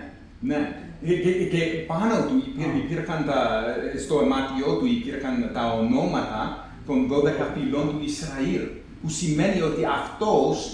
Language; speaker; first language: Greek; non-native, fluent; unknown